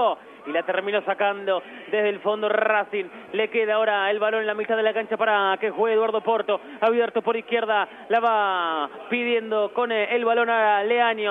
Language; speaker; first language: Spanish; native; Spanish